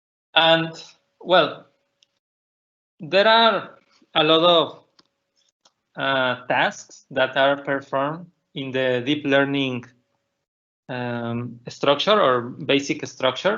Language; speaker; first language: English; non-native, fluent; Spanish